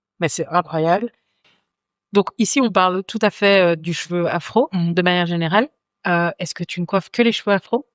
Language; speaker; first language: French; native; French